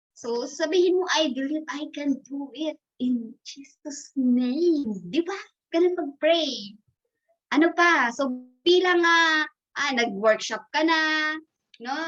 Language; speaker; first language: Filipino; non-native, local second language; Masbatenyo